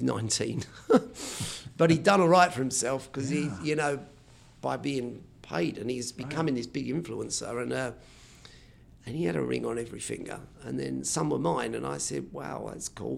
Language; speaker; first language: English; native; English